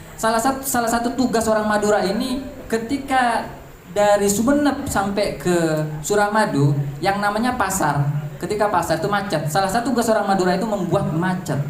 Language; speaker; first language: Indonesian; non-native, local second language; Madurese